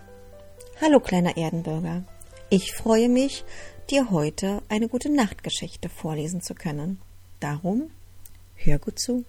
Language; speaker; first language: German; native; German